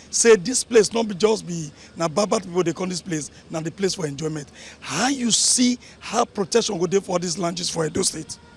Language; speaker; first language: Nigerian Pidgin; native; Nigerian Pidgin